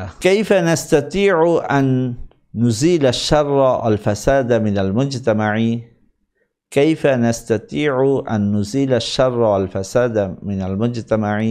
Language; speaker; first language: Arabic; non-native, fluent; Bangla